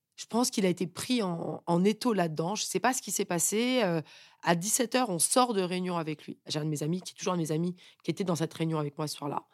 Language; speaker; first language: French; native; French